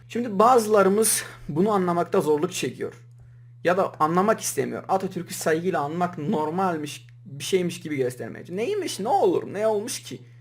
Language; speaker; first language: Turkish; native; Turkish